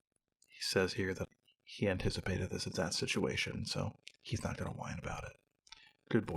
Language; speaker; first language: English; native; English